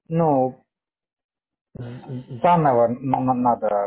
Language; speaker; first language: Russian; non-native, local second language; Tajik